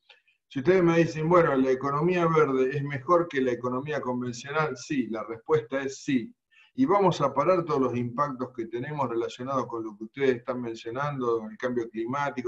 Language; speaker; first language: Spanish; native; Spanish